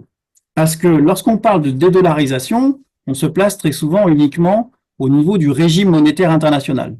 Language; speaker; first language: French; native; French